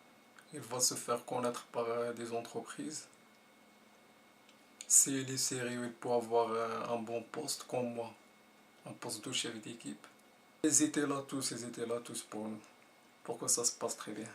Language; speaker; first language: French; non-native, learner; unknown